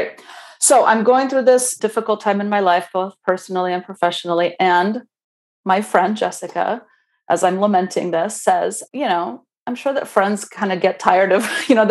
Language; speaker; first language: English; non-native, fluent; Romanian